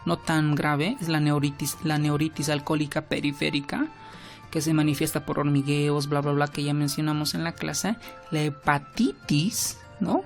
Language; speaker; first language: Spanish; native; Spanish